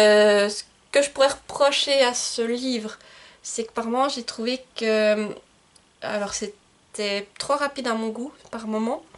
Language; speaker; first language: French; native; French